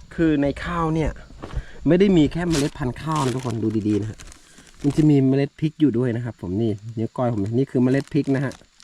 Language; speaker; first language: Thai; non-native, local second language; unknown